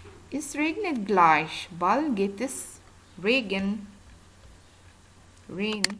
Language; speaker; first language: German; non-native, fluent; Arabic